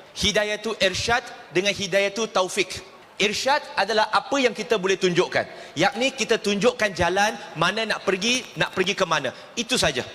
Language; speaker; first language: Malay; non-native, local second language; Chinese